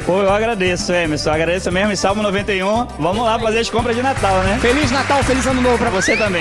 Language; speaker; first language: Portuguese; native; Portuguese